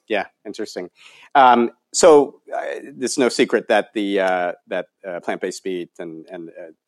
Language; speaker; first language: English; native; English